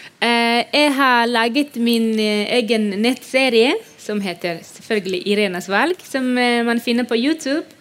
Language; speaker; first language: Norwegian; non-native, fluent; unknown